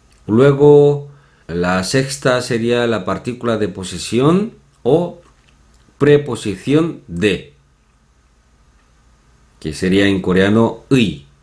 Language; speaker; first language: Spanish; non-native, fluent; Korean